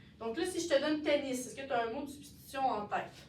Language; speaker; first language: French; native; French